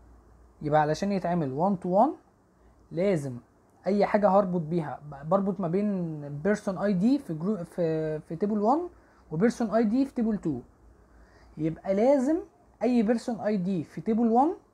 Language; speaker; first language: Arabic; native; Arabic